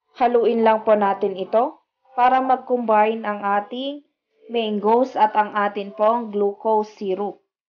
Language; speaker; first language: Filipino; native; Filipino